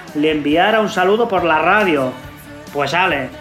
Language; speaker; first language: Spanish; native; Spanish